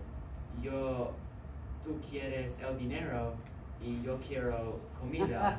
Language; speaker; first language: Spanish; non-native, learner; English